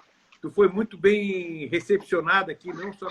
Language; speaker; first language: Portuguese; native; Portuguese